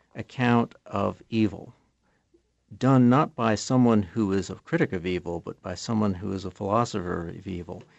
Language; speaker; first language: English; native; English